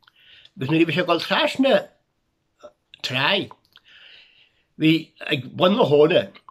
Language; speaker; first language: Irish; native; Irish